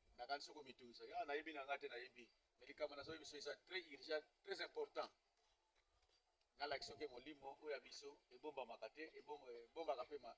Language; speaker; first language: Lingala; non-native, local second language; Kongo